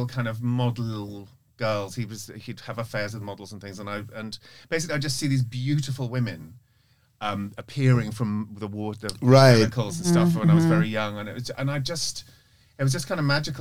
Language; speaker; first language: English; native; English